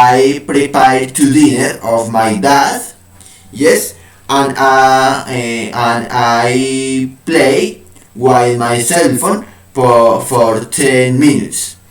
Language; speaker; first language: English; non-native, learner; Spanish